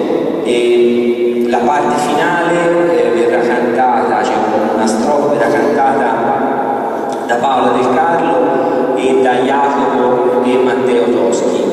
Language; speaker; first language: Italian; native; Italian